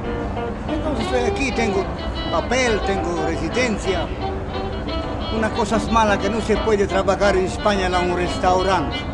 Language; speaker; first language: Spanish; non-native, learner; Romanian